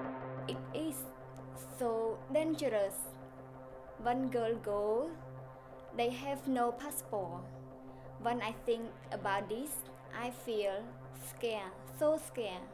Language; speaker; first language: English; non-native, learner; Khmer